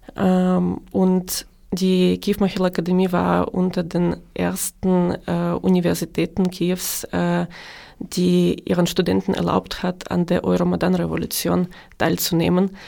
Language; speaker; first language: German; non-native, fluent; Ukrainian